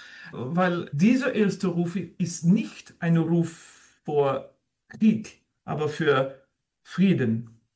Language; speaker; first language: German; non-native, fluent; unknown